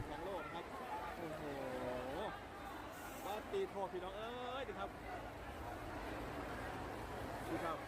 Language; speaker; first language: Thai; native; Thai